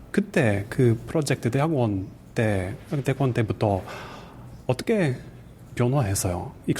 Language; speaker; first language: Korean; non-native, learner; English